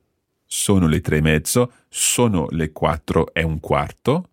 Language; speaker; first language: Italian; non-native, fluent; English